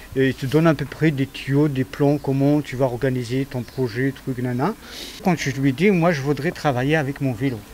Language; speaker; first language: French; non-native, fluent; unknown